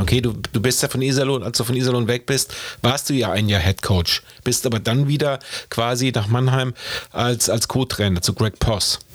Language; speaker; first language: German; native; German